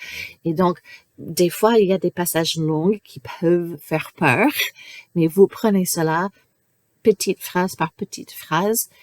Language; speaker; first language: French; non-native, fluent; English